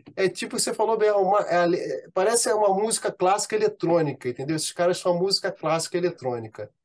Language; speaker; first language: Portuguese; native; Portuguese